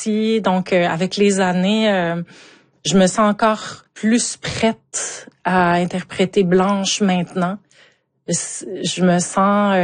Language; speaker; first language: French; native; French